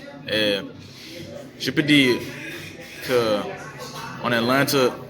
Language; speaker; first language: French; non-native, learner; English